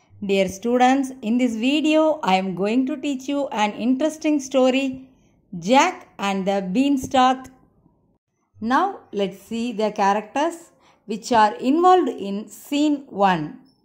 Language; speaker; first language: English; non-native, local second language; Tamil